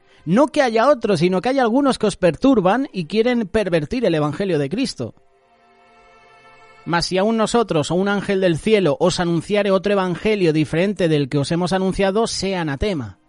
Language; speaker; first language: Spanish; native; Spanish